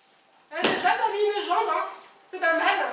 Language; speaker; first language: French; native; French